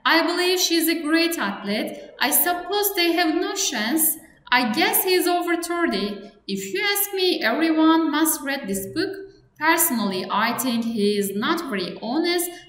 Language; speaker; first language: English; non-native, fluent; Turkish